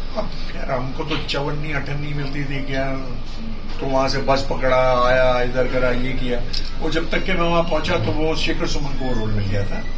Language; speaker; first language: Hindi; native; Hindi